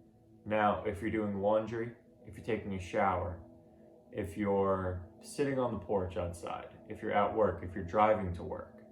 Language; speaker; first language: English; native; English